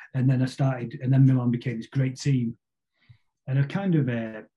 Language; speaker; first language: English; native; English